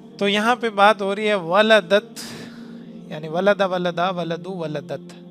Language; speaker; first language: Urdu; native; Urdu